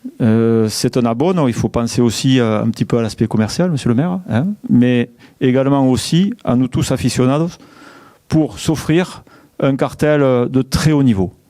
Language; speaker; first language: French; native; French